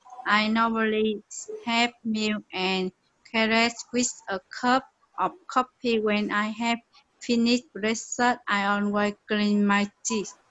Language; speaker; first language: English; non-native, learner; Vietnamese